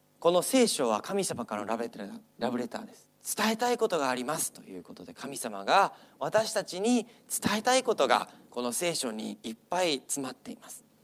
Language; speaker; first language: Japanese; non-native, fluent; English